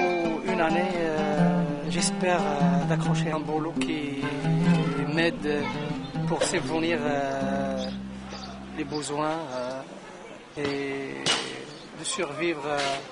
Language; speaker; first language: French; non-native, local second language; Arabic